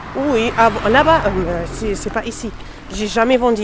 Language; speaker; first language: French; non-native, learner; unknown